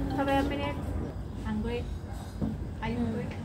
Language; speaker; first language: English; non-native, learner; Thai